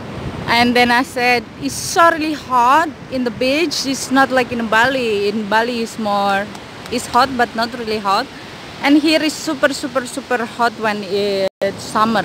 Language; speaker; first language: English; non-native, learner; Indonesian